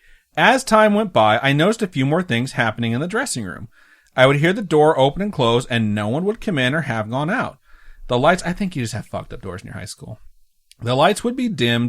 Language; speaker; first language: English; native; English